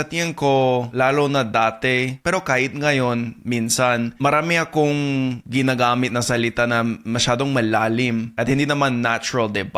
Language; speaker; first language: Filipino; non-native, fluent; English